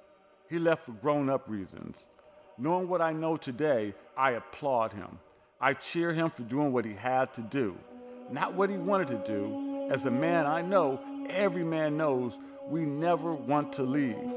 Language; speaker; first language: English; native; English